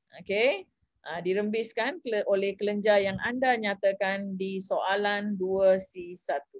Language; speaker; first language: Malay; non-native, local second language; Tamil